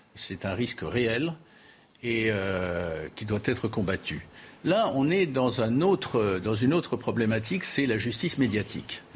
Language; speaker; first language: French; native; French